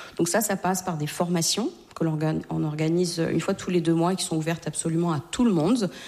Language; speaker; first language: French; native; French